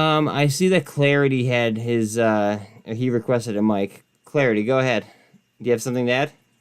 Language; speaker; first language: English; native; English